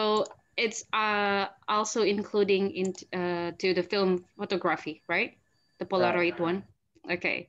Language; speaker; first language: English; non-native, fluent; Indonesian